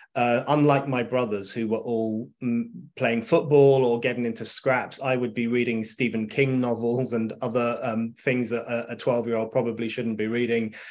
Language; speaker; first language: English; native; English